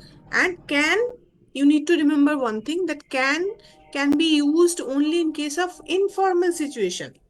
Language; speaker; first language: English; non-native, fluent; Bangla